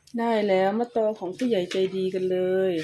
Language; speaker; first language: Thai; non-native, local second language; Lao